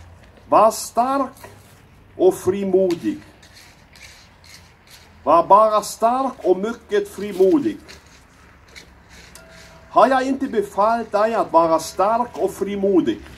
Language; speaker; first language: Swedish; non-native, learner; German